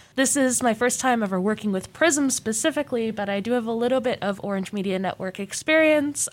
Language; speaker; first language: English; native; English